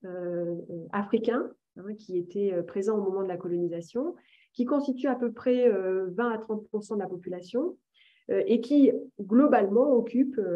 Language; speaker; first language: French; native; French